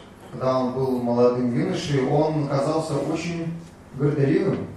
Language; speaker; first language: Russian; native; Russian